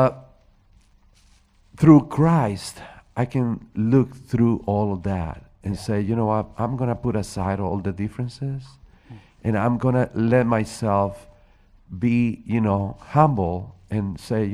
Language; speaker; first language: English; non-native, fluent; Spanish